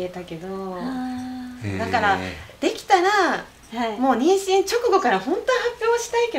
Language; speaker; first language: Japanese; native; Japanese